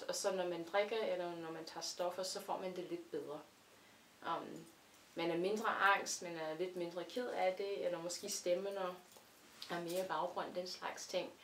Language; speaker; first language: Danish; non-native, fluent; English